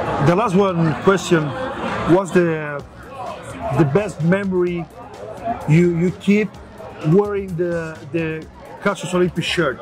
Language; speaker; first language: English; non-native, learner; French